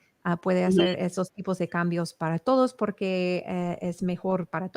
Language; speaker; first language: Spanish; early bilingual, heritage; English